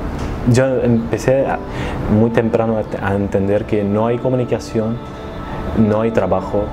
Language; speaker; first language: Spanish; non-native, fluent; Arabic